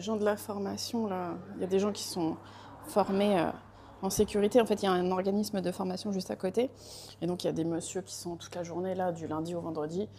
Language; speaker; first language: French; native; French